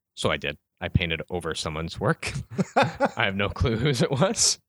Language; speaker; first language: English; native; English